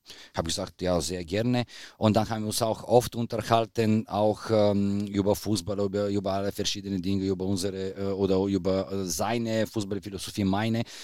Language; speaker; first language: German; non-native, fluent; Bulgarian